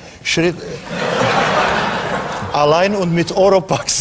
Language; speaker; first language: German; non-native, fluent; Czech